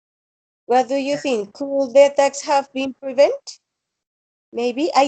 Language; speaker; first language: English; non-native, learner; Spanish